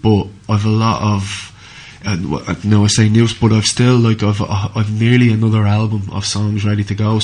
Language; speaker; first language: English; native; English